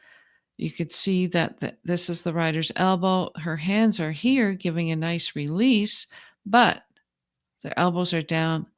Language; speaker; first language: English; native; English